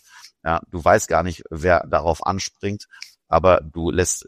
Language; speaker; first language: German; native; German